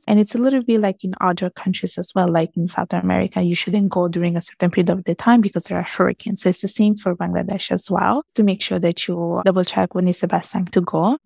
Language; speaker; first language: English; early bilingual, heritage; Italian